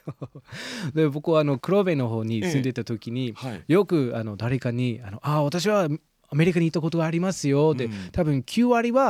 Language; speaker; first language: Japanese; non-native, fluent; English